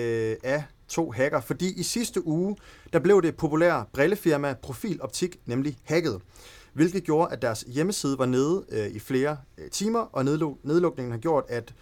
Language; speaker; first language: Danish; native; Danish